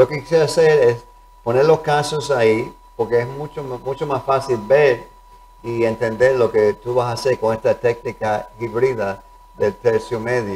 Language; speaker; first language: Spanish; early bilingual, heritage; Spanish